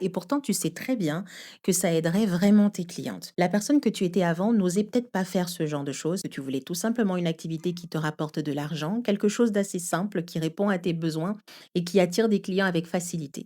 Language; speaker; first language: French; native; French